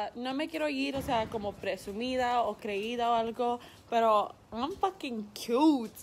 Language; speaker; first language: Spanish; early bilingual, heritage; Spanish